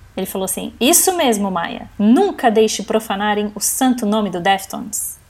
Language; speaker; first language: Portuguese; native; Portuguese